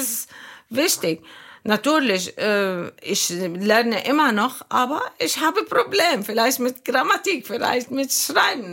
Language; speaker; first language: German; non-native, fluent; Arabic